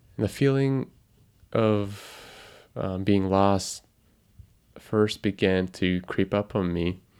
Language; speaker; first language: English; non-native, fluent; Japanese